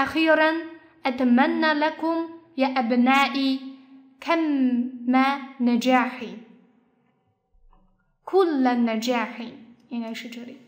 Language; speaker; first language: Arabic; non-native, fluent; Chinese